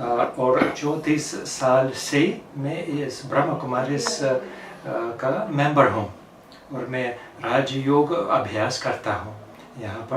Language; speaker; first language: Hindi; non-native, fluent; Russian